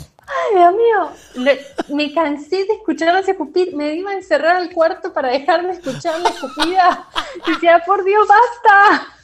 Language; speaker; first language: Spanish; native; Spanish